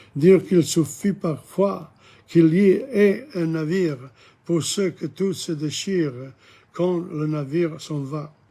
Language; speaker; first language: French; non-native, learner; English